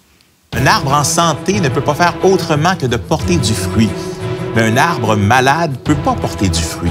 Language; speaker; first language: French; native; French